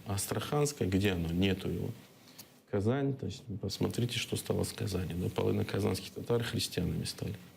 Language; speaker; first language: Russian; non-native, local second language; Crimean Tatar